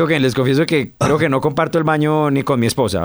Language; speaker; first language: Spanish; native; Spanish